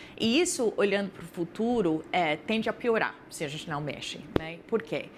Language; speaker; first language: Portuguese; non-native, fluent; English